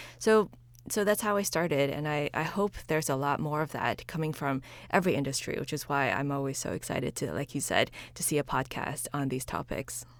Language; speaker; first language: English; early bilingual, other home language; Chinese